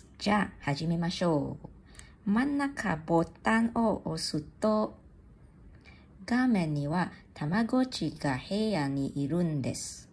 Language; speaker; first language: Japanese; non-native, learner; English